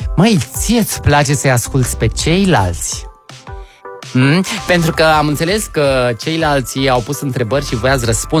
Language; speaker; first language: Romanian; native; Romanian